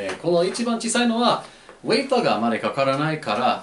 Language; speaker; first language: Japanese; non-native, learner; English